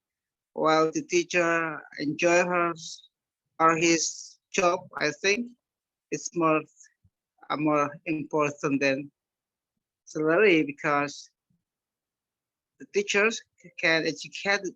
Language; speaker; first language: English; non-native, learner; Indonesian